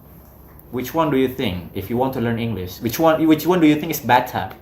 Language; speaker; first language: English; non-native, fluent; Indonesian